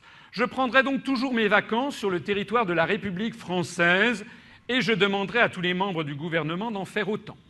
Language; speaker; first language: French; native; French